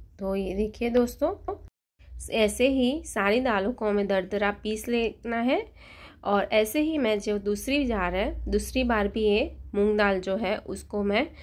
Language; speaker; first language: Hindi; non-native, local second language; Gujarati